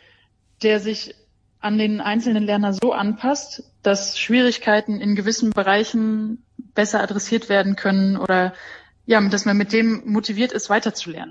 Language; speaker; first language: German; native; German